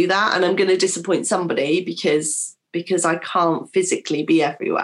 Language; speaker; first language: English; native; English